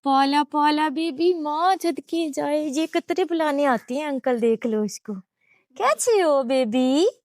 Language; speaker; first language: Urdu; non-native, local second language; Punjabi